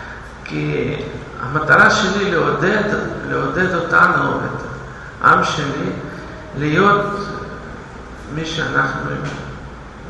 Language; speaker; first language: Hebrew; non-native, fluent; Russian